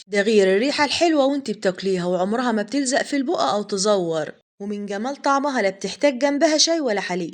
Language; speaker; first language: Arabic; native; Arabic